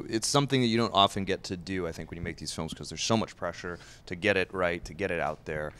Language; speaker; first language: English; native; English